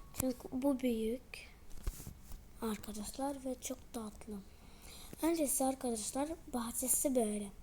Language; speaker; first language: Turkish; early bilingual, heritage; Turkish